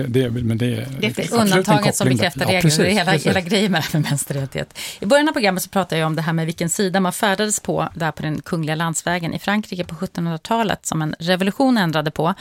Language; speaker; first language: Swedish; native; Swedish